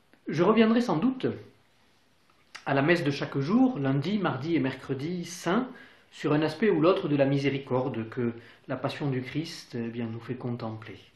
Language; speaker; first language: French; native; French